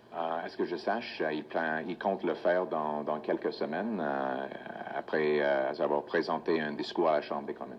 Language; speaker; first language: French; non-native, local second language; English